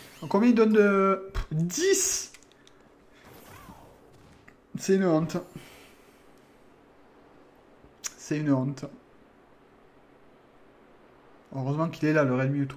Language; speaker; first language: French; native; French